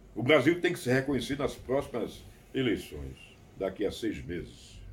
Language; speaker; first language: Portuguese; native; Portuguese